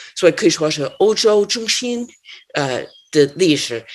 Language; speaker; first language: Chinese; non-native, fluent; English